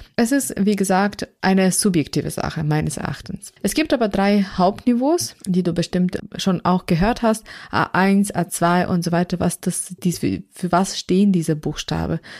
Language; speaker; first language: German; non-native, fluent; Ukrainian